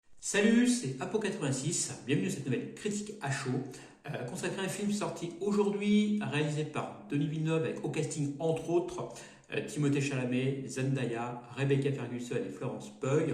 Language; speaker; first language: French; native; French